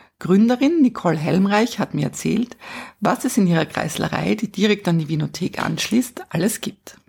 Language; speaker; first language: German; native; German